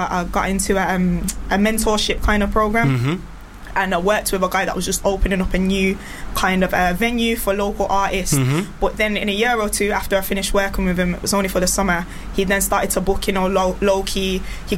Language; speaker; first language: English; native; English